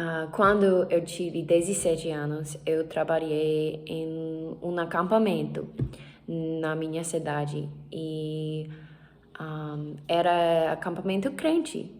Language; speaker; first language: Portuguese; non-native, learner; English